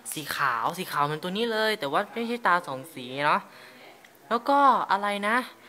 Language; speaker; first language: Thai; native; Thai